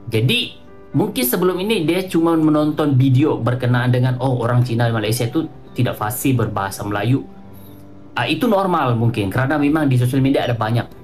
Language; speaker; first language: Malay; native; Malay